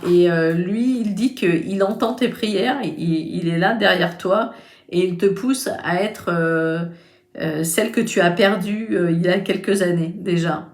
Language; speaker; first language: French; native; French